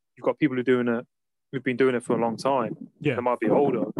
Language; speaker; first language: English; native; English